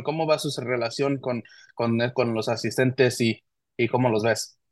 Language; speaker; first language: Spanish; early bilingual, heritage; English